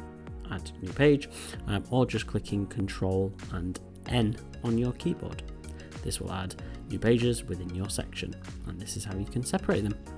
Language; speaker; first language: English; native; English